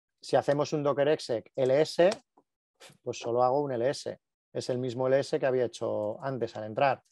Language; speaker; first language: Spanish; native; Spanish